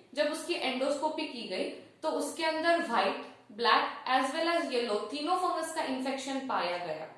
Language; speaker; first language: Hindi; non-native, local second language; Marathi